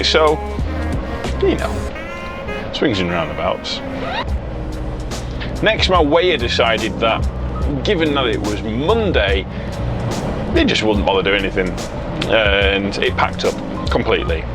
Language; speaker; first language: English; native; English